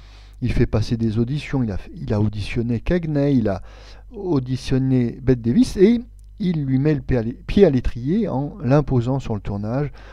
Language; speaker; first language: French; native; French